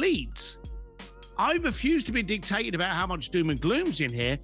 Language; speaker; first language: English; native; English